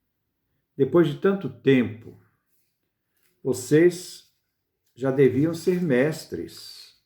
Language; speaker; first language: Portuguese; native; Portuguese